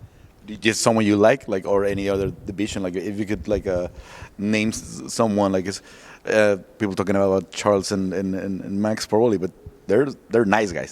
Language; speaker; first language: English; non-native, fluent; Spanish